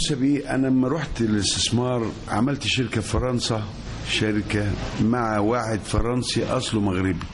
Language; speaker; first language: Arabic; native; Arabic